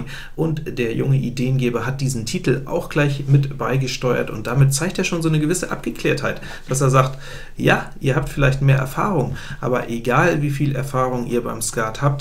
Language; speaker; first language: German; native; German